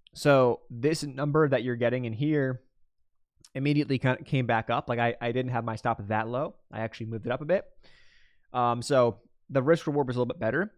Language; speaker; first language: English; native; English